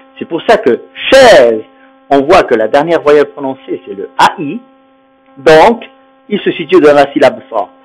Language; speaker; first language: French; non-native, fluent; Spanish